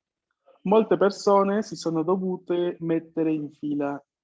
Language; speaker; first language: Italian; non-native, fluent; Spanish